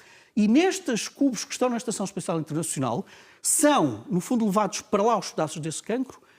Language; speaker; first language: Portuguese; native; Portuguese